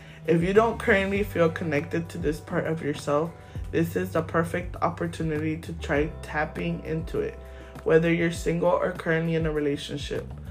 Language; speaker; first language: English; early bilingual, other home language; Spanish